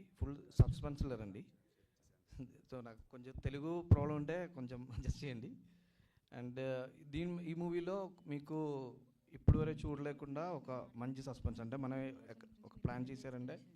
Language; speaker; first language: Telugu; non-native, learner; Malayalam